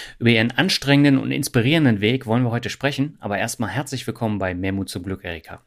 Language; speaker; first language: German; native; German